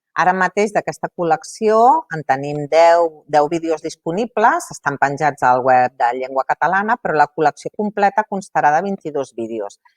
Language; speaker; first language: Catalan; native; Catalan